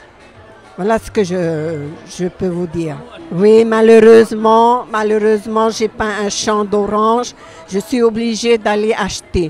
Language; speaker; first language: French; non-native, local second language; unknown